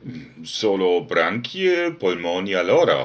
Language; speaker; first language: Italian; non-native, learner; German